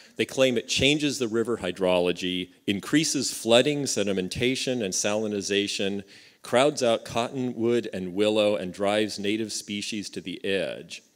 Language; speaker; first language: English; native; English